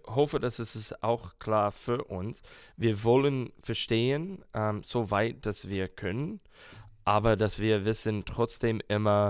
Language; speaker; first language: German; non-native, fluent; English